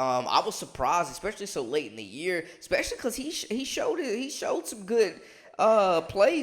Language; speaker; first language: English; native; English